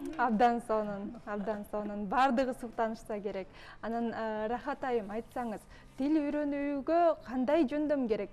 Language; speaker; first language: Kyrgyz; native; Kyrgyz